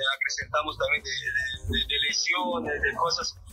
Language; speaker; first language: Spanish; native; Spanish